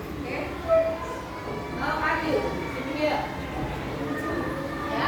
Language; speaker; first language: English; non-native, learner; Indonesian